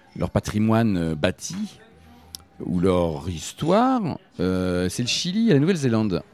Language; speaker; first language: French; native; French